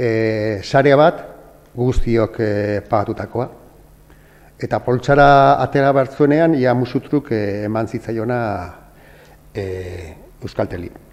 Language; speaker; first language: Basque; native; Basque